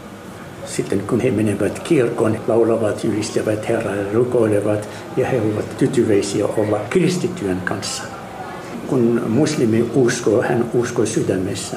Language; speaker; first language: Finnish; non-native, fluent; Arabic